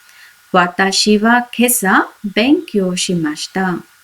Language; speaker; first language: Japanese; non-native, fluent; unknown